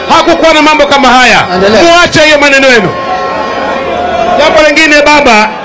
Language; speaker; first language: Swahili; native; Swahili